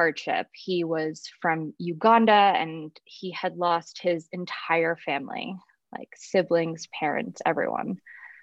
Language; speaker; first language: English; native; English